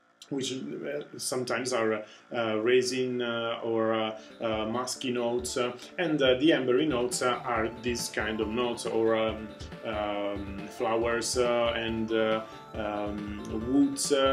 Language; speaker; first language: English; non-native, fluent; Italian